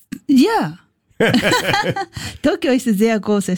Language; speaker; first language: German; non-native, learner; Japanese